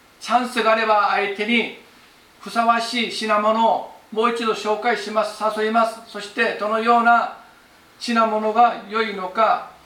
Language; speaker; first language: Japanese; non-native, fluent; Korean